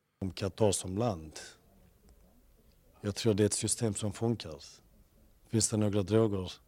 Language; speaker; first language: Swedish; early bilingual, other home language; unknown